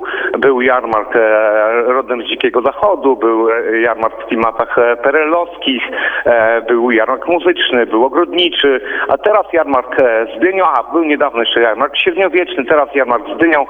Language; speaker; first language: Polish; native; Polish